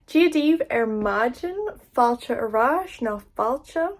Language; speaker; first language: Irish; non-native, local second language; English